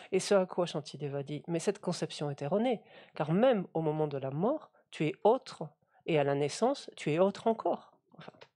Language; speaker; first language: French; native; French